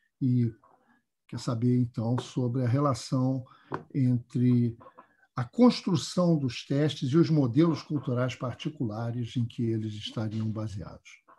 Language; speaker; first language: Portuguese; native; Portuguese